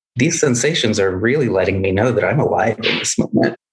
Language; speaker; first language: English; native; English